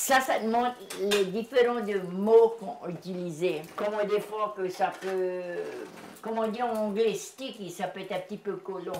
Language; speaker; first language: French; native; French